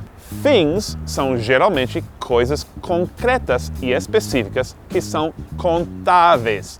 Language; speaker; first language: Portuguese; non-native, fluent; English